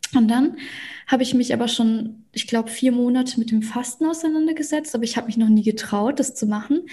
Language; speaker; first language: German; early bilingual, other home language; Russian